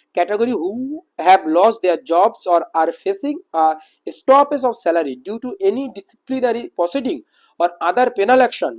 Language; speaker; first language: English; non-native, local second language; Bangla